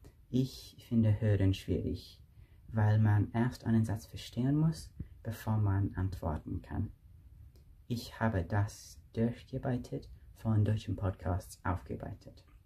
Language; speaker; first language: German; non-native, learner; English